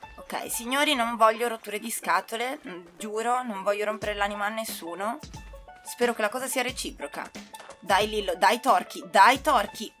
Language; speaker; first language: Italian; native; Italian